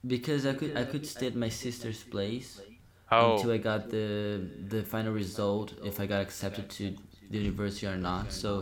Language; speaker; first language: English; non-native, fluent; Portuguese